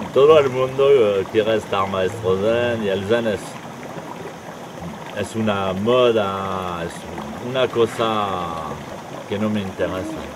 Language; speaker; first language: Spanish; non-native, fluent; French